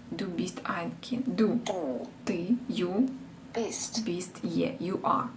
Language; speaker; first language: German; non-native, learner; Ukrainian